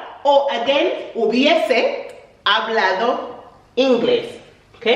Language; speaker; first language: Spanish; non-native, fluent; English